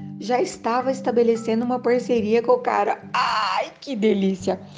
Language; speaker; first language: Portuguese; native; Portuguese